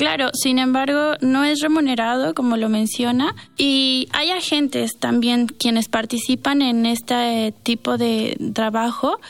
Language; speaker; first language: Spanish; native; Spanish